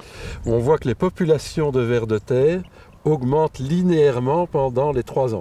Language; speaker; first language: French; native; French